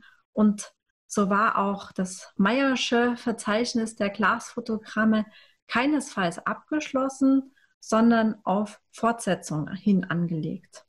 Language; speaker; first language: German; native; German